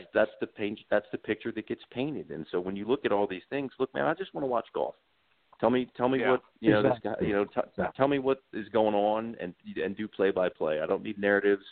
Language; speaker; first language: English; native; English